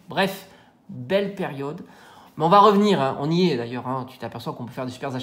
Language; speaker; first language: French; native; French